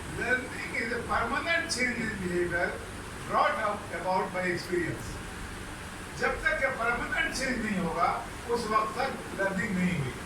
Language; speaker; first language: Urdu; native; Urdu